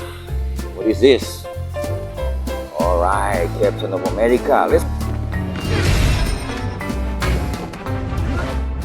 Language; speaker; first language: English; non-native, learner; Indonesian